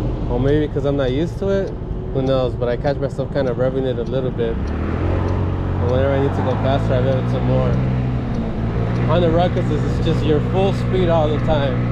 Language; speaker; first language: English; early bilingual, other home language; Spanish